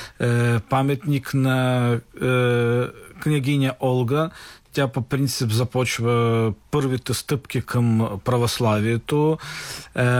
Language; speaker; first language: Bulgarian; non-native, fluent; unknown